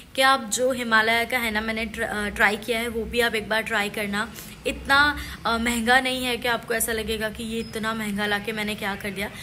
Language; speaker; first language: Hindi; non-native, local second language; Gujarati